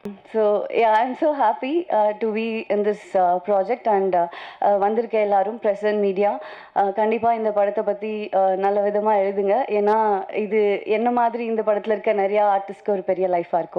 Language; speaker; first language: Tamil; non-native, learner; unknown